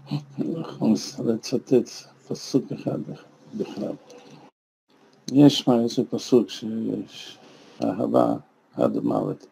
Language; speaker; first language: Hebrew; non-native, fluent; Russian